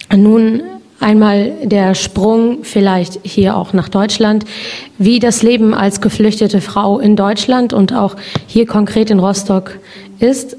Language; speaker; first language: German; native; German